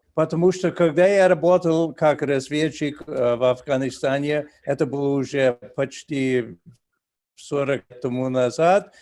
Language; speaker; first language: Russian; non-native, fluent; English